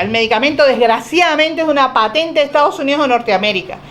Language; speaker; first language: Spanish; native; Spanish